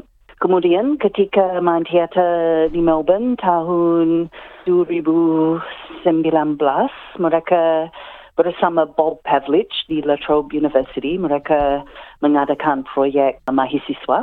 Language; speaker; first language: Indonesian; non-native, fluent; English